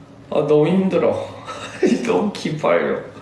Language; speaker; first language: Korean; early bilingual, heritage; Korean